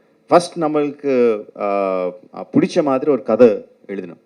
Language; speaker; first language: Tamil; non-native, local second language; Telugu